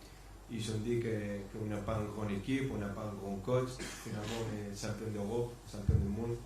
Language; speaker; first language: French; non-native, fluent; Spanish